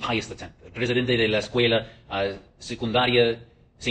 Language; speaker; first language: Spanish; non-native, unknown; English